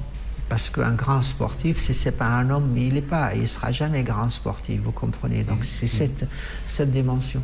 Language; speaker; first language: French; non-native, fluent; Arabic